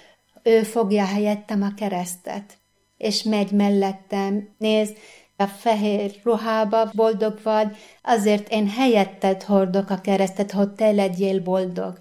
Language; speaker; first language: Hungarian; non-native, fluent; Arabic